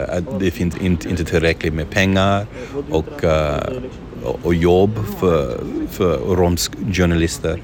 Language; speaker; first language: Swedish; non-native, fluent; English